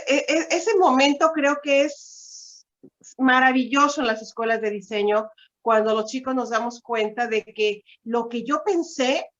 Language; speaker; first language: Spanish; native; Spanish